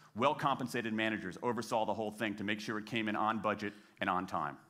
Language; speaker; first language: English; native; English